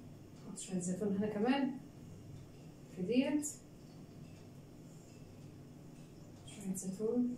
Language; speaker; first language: Arabic; native; Arabic